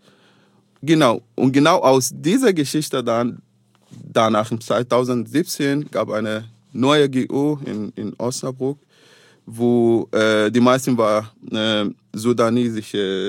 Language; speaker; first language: German; non-native, fluent; Arabic